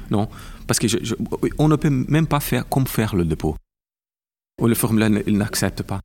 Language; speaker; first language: French; non-native, fluent; Portuguese